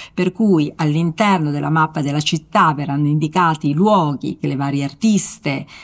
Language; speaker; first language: Italian; native; Italian